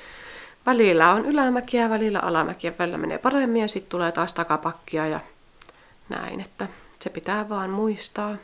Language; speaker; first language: Finnish; native; Finnish